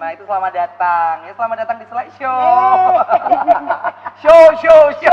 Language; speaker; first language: Indonesian; native; Indonesian